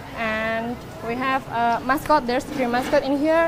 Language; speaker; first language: English; non-native, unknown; Indonesian